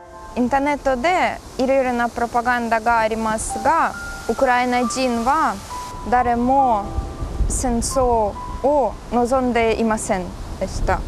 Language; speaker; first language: Japanese; non-native, learner; Ukrainian